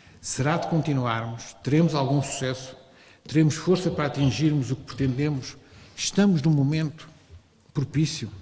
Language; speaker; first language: Portuguese; native; Portuguese